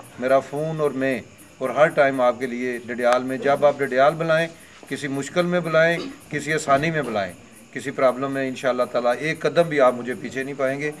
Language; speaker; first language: Urdu; non-native, local second language; Pahari-Potwari